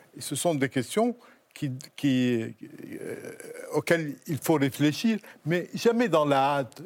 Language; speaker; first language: French; non-native, local second language; Arabic